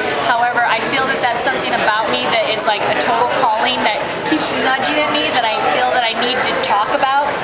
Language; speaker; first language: English; native; English